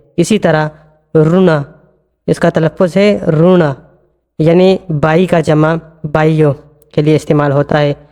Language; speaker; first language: Urdu; non-native, local second language; Pashto